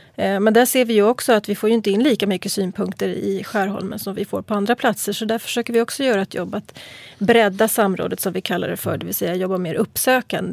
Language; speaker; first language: Swedish; native; Swedish